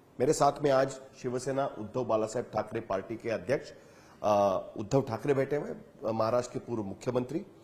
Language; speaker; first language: Hindi; native; Hindi